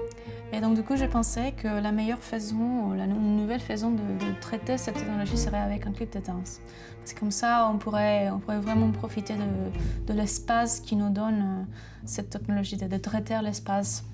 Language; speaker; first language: French; non-native, fluent; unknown